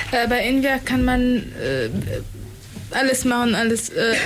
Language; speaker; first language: German; non-native, fluent; Tigrinya